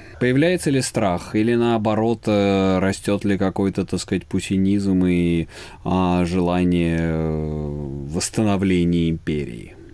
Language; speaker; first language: Russian; native; Russian